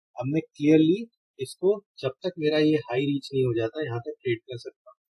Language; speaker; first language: Hindi; native; Hindi